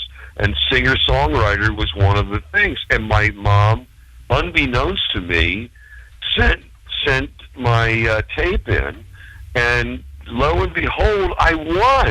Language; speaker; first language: English; native; English